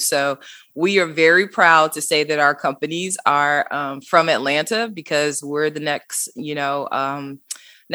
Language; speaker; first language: English; native; English